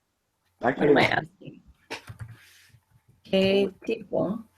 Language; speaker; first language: Spanish; non-native, fluent; English